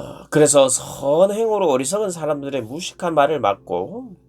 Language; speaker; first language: Korean; native; Korean